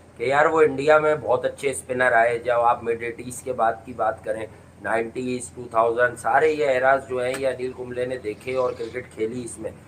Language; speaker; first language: Urdu; native; Urdu